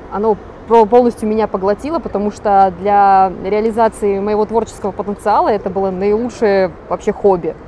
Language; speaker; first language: Russian; native; Russian